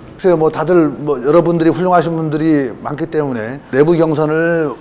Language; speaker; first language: Korean; native; Korean